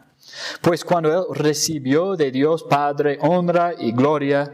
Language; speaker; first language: Spanish; non-native, fluent; English